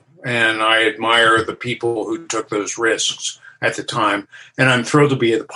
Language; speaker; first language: English; native; English